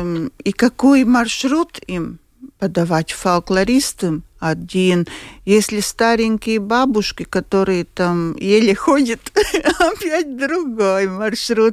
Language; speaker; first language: Russian; non-native, local second language; Latvian